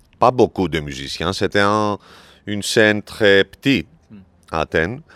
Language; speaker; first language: French; non-native, learner; Greek